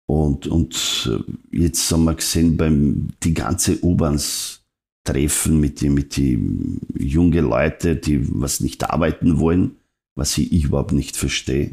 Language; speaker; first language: German; non-native, fluent; Serbian